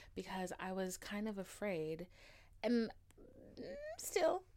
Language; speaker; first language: English; early bilingual, other home language; Haitian Creole